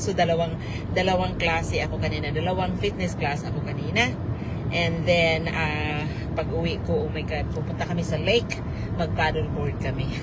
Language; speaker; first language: Filipino; non-native, local second language; Cebuano